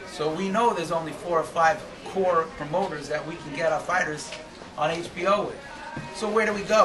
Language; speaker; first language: English; native; English